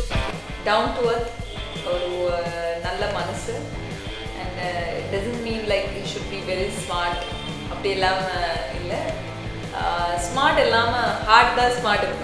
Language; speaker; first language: Tamil; non-native, learner; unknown